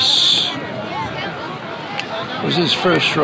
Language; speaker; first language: English; native; English